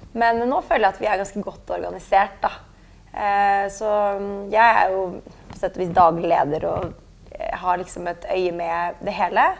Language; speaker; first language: Norwegian; early bilingual, other home language; German